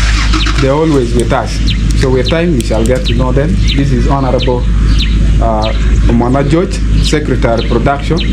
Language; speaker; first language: English; non-native, local second language; Acoli